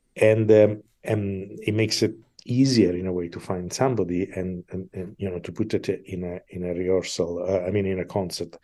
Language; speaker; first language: English; non-native, fluent; Italian